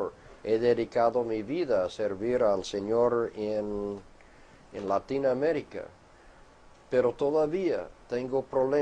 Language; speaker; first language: Spanish; non-native, fluent; English